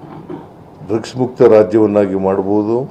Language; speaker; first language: Kannada; native; Kannada